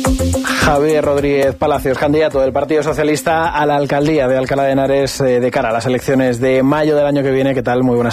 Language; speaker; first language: Spanish; native; Spanish